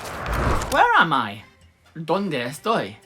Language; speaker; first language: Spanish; non-native, fluent; English